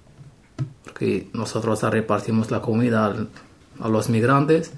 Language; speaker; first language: Spanish; non-native, learner; Arabic